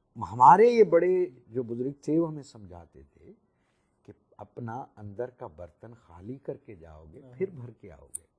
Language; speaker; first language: Urdu; non-native, local second language; Sindhi